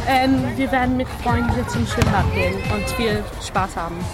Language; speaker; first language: German; non-native, learner; English